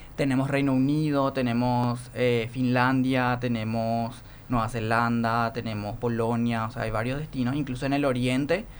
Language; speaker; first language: Spanish; native; Spanish